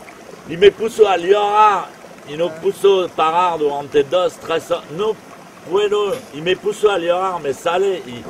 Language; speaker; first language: Spanish; non-native, fluent; French